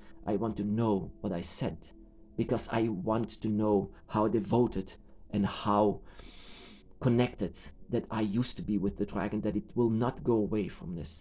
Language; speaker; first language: English; non-native, fluent; Dutch